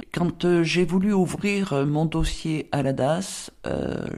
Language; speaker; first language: French; native; French